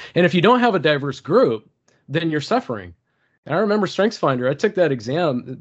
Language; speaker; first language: English; early bilingual, other home language; Turkish